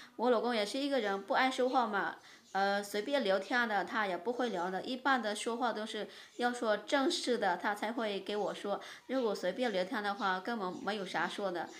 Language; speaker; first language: Chinese; non-native, fluent; Lao